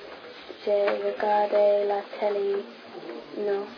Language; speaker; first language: French; non-native, learner; English